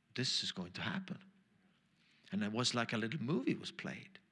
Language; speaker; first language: English; non-native, fluent; German